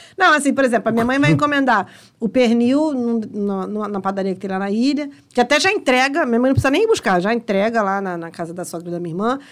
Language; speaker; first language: Portuguese; native; Portuguese